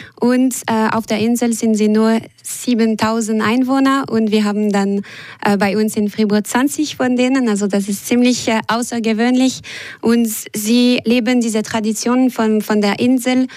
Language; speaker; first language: German; non-native, local second language; French